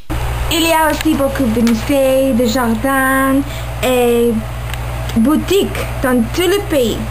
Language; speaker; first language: French; non-native, learner; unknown